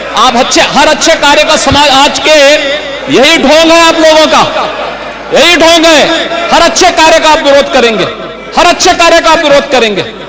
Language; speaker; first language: Hindi; native; Hindi